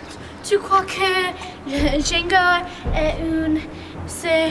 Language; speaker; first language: French; non-native, learner; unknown